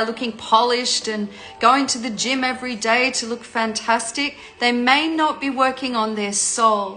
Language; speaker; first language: English; native; English